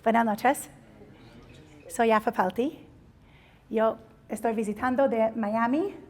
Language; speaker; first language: Spanish; non-native, learner; English